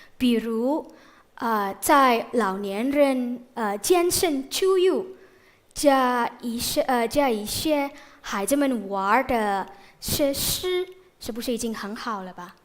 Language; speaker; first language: Chinese; non-native, fluent; Indonesian